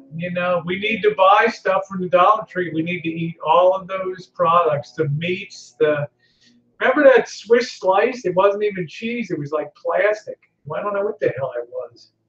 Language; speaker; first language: English; native; English